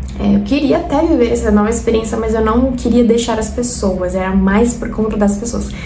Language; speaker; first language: Portuguese; non-native, fluent; Spanish